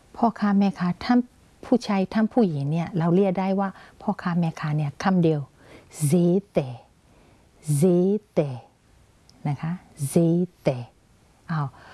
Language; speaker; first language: Thai; non-native, fluent; Burmese